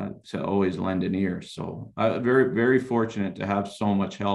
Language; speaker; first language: English; native; English